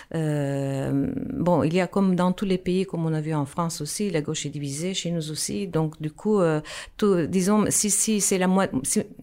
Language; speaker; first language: French; non-native, fluent; Turkish